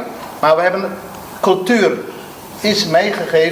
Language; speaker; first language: Dutch; non-native, fluent; Somali